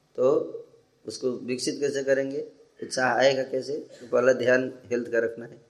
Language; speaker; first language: Hindi; native; Hindi